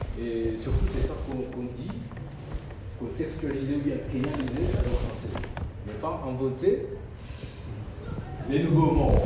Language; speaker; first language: French; non-native, fluent; Swahili